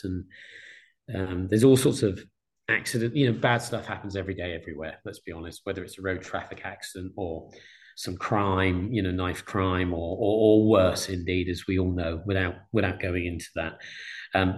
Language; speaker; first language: English; native; English